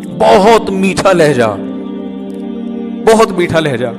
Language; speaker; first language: Urdu; native; Urdu